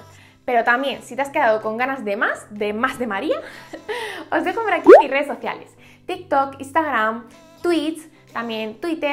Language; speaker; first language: Spanish; native; Spanish